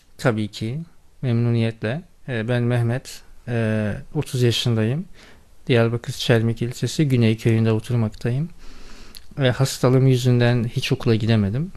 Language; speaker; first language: Turkish; non-native, local second language; Kurdish